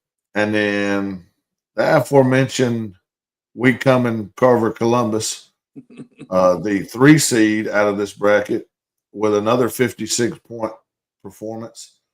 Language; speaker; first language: English; native; English